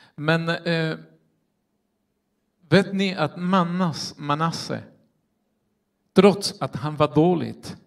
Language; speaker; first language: Swedish; non-native, fluent; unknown